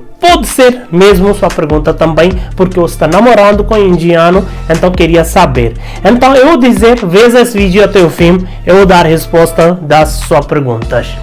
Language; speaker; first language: Portuguese; non-native, learner; Hindi